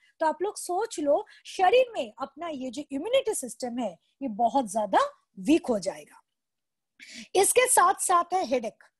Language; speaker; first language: Hindi; non-native, local second language; Bangla